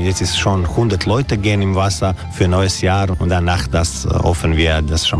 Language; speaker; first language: German; non-native, learner; Croatian